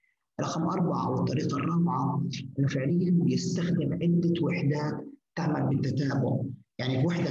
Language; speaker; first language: Arabic; native; Arabic